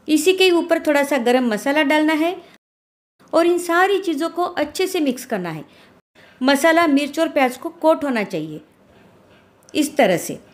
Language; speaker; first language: Hindi; non-native, local second language; Marathi